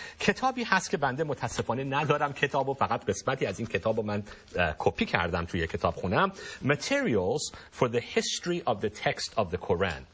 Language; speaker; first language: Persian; native; Persian